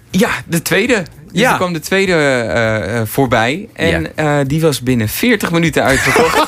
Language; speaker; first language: Dutch; native; Dutch